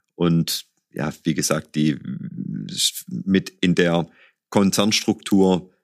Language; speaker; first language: German; native; German